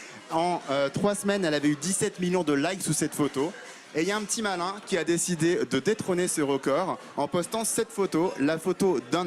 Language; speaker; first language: French; native; French